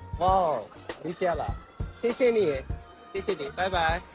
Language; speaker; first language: Chinese; non-native, learner; Turkish